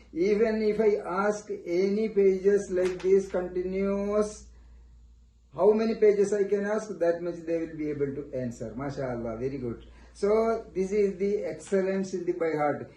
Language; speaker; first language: English; non-native, local second language; Malayalam